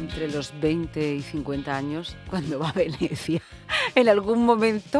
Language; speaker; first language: Spanish; native; Spanish